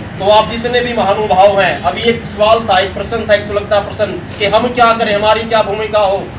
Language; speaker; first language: Hindi; native; Hindi